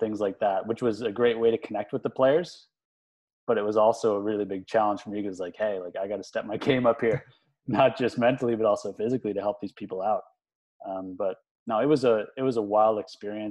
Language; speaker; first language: English; native; English